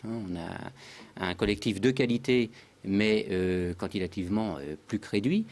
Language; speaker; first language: French; native; French